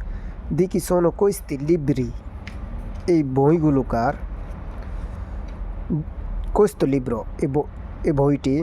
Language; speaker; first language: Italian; non-native, fluent; Bangla